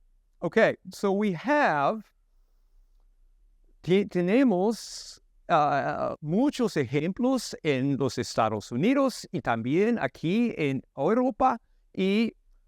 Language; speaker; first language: Spanish; non-native, learner; English